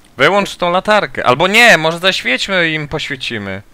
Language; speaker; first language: Polish; native; Polish